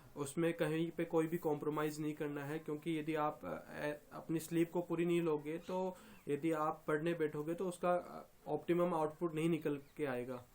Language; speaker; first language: Hindi; native; Hindi